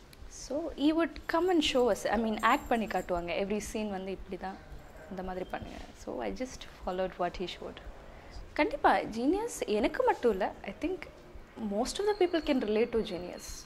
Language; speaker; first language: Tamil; non-native, learner; English